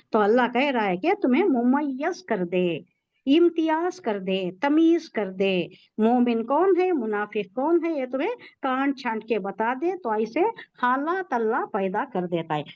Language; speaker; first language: Urdu; native; Urdu